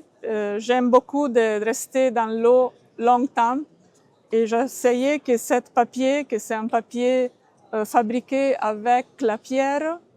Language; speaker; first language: French; non-native, learner; Italian